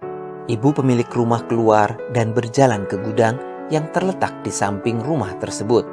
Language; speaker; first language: Indonesian; native; Indonesian